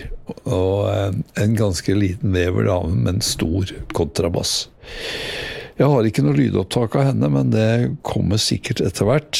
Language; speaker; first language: Norwegian; native; Norwegian